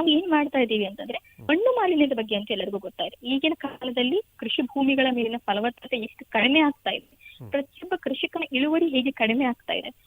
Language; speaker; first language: Kannada; native; Kannada